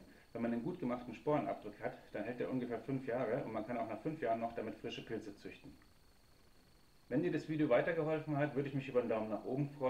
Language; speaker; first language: German; native; German